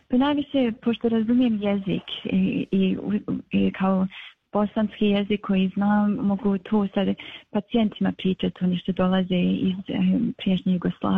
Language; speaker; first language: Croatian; early bilingual, heritage; Bosnian